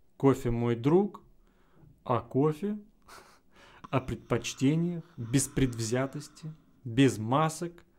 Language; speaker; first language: Russian; native; Russian